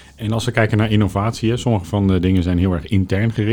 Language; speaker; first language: Dutch; native; Dutch